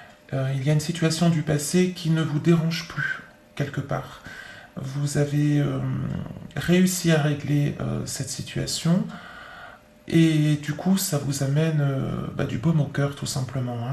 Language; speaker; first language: French; native; French